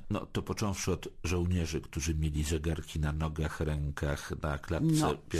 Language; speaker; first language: Polish; native; Polish